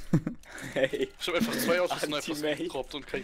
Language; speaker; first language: German; native; German